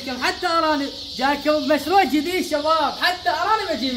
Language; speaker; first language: Arabic; native; Arabic